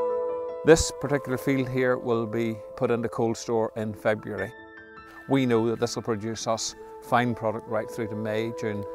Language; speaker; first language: English; native; English